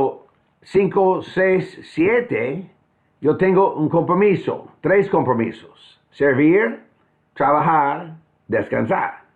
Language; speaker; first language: Spanish; non-native, fluent; English